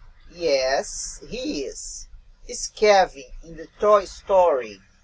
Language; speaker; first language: English; non-native, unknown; Portuguese